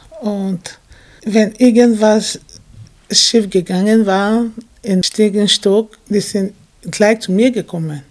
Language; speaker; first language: German; non-native, fluent; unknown